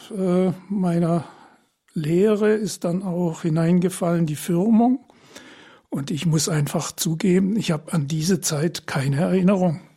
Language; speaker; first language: German; native; German